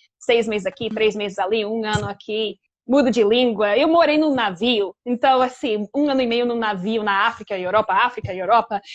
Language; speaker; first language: Portuguese; non-native, fluent; English